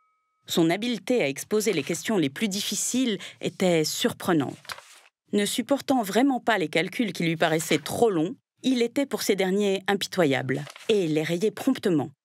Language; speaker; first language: French; native; French